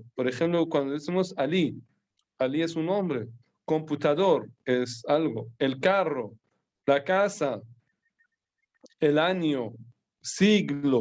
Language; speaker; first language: Spanish; non-native, fluent; Persian